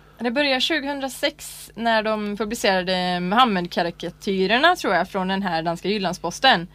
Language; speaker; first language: Swedish; native; Swedish